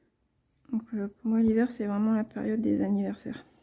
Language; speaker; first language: French; native; French